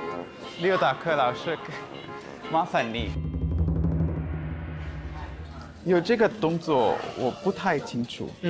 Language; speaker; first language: Chinese; non-native, learner; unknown